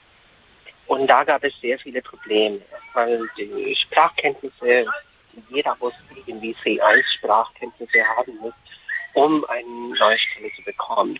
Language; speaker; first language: German; non-native, fluent; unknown